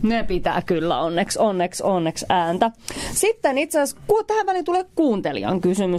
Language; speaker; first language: Finnish; native; Finnish